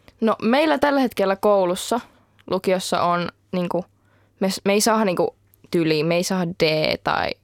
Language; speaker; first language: Finnish; native; Finnish